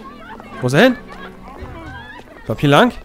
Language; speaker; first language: German; native; German